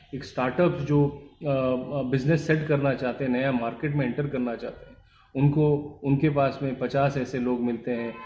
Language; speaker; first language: Hindi; non-native, local second language; Bangla